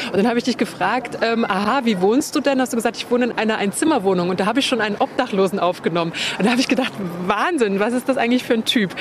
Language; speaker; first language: German; native; German